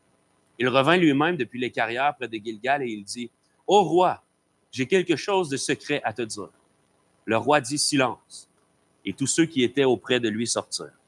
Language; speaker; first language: French; native; French